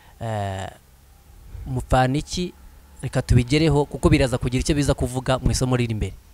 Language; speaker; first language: Kinyarwanda; native; Kinyarwanda